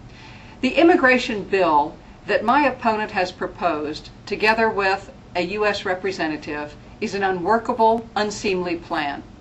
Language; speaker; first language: English; native; English